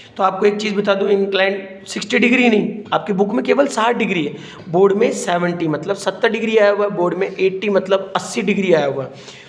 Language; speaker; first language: Hindi; native; Hindi